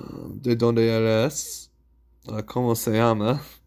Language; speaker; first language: Spanish; non-native, learner; English